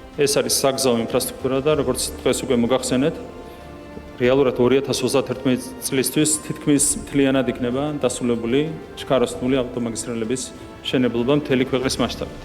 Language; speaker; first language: Georgian; native; Georgian